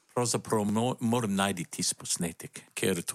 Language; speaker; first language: Slovenian; native; Slovenian